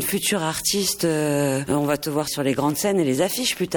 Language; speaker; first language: French; native; French